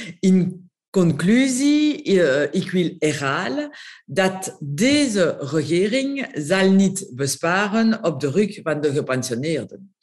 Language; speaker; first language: Dutch; non-native, local second language; French